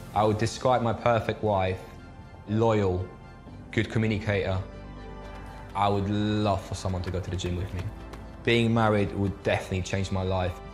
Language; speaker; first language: English; non-native, fluent; Polish